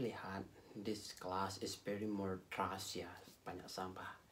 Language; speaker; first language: English; non-native, learner; Balinese